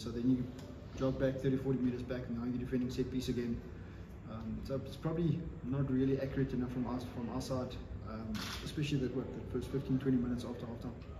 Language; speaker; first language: English; non-native, local second language; Afrikaans